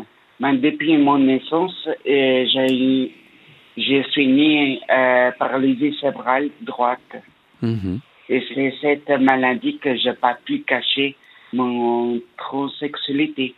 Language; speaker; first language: French; non-native, learner; Portuguese